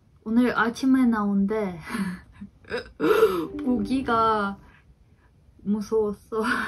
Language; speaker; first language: Korean; non-native, learner; Ukrainian